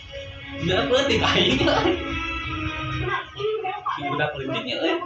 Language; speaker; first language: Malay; non-native, local second language; Sundanese